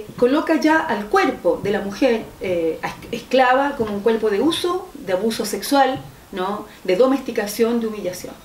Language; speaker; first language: Spanish; native; Spanish